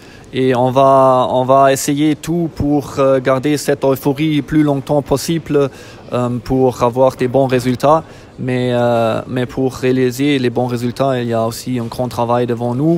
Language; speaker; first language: French; non-native, fluent; German